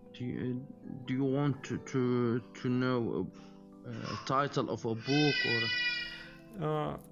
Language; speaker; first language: English; non-native, learner; Arabic